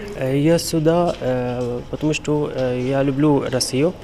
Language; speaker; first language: Russian; non-native, learner; Arabic